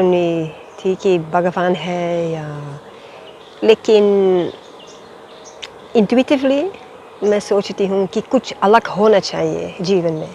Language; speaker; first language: Hindi; non-native, fluent; Dutch